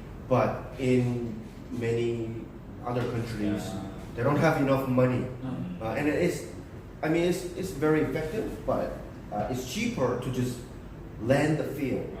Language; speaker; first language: English; early bilingual, other home language; Korean